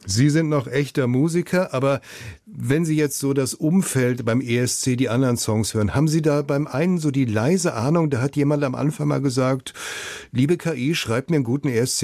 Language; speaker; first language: German; native; German